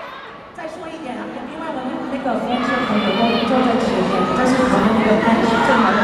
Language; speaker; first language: Chinese; non-native, learner; Filipino